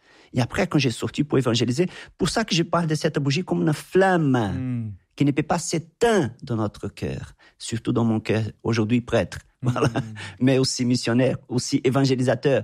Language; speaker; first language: French; non-native, fluent; Portuguese